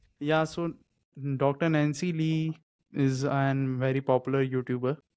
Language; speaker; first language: English; non-native, local second language; Hindi